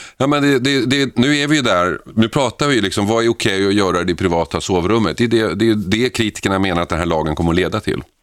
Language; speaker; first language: Swedish; native; Swedish